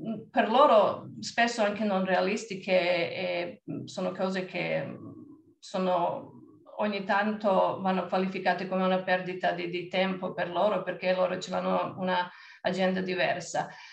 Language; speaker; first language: Italian; non-native, fluent; Serbian